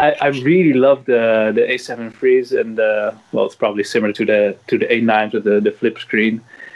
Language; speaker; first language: English; non-native, fluent; Dutch